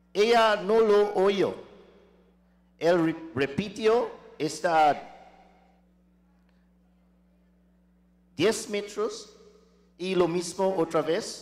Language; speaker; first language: Spanish; non-native, learner; English